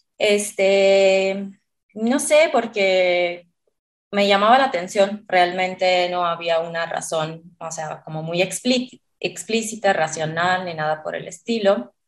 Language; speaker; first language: Spanish; non-native, fluent; Italian